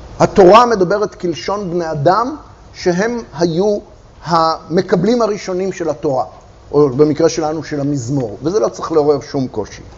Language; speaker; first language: Hebrew; native; Hebrew